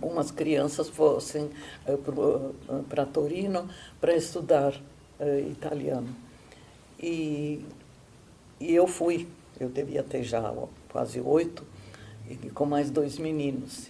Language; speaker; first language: Portuguese; non-native, fluent; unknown